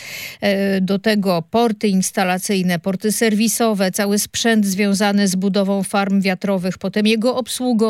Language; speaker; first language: Polish; native; Polish